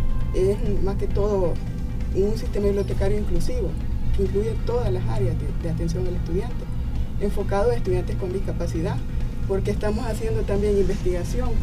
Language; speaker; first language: Spanish; native; Spanish